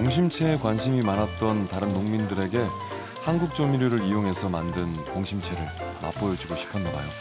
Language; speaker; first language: Korean; native; Korean